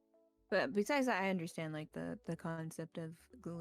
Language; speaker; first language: English; native; English